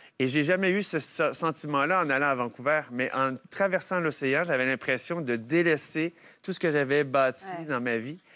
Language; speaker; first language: French; native; French